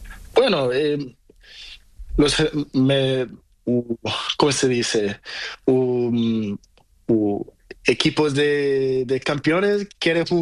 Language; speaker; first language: Spanish; non-native, learner; Portuguese